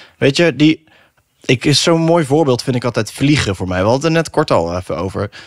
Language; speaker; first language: Dutch; native; Dutch